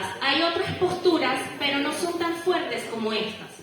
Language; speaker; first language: Spanish; native; Spanish